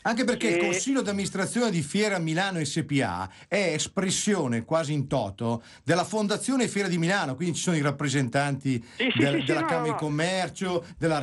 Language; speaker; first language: Italian; native; Italian